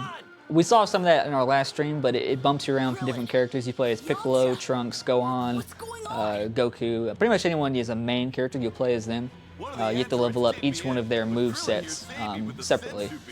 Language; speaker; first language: English; native; English